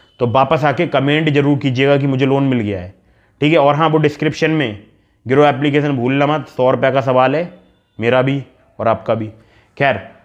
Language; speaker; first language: Hindi; native; Hindi